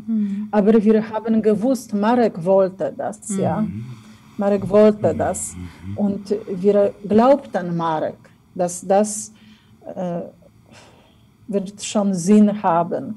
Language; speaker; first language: German; non-native, fluent; Polish